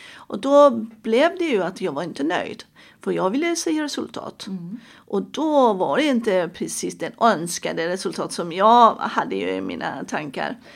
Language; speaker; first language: Swedish; non-native, fluent; Persian